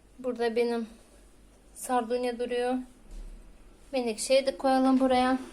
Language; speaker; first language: Turkish; non-native, fluent; Russian